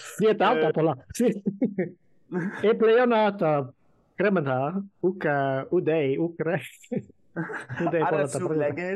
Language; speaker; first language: Greek; non-native, fluent; English